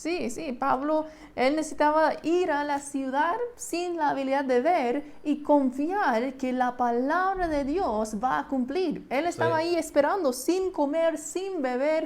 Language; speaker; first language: Spanish; non-native, fluent; English